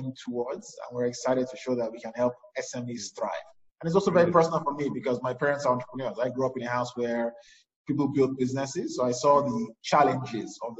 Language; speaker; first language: English; non-native, local second language; Yoruba